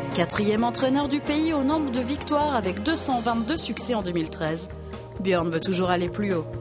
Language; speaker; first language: French; native; French